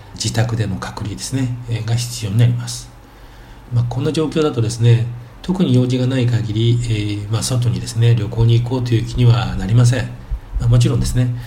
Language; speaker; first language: Japanese; native; Japanese